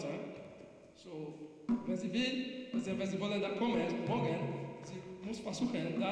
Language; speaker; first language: German; non-native, learner; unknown